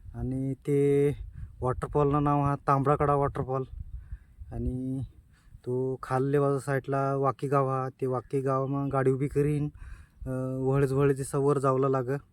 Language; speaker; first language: Marathi; non-native, local second language; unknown